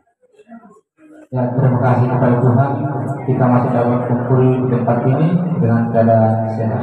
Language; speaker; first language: Indonesian; non-native, local second language; Batak Toba